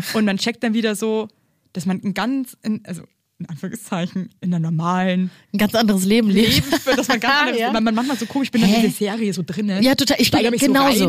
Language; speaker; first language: German; early bilingual, other home language; Kinyarwanda